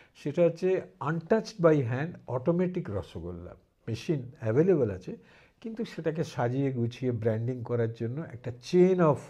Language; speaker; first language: Bangla; early bilingual, heritage; Bangla